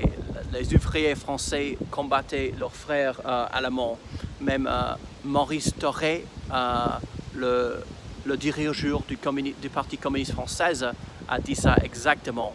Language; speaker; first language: French; non-native, fluent; English